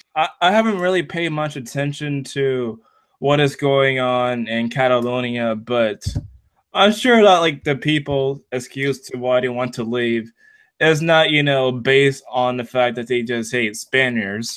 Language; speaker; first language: English; native; English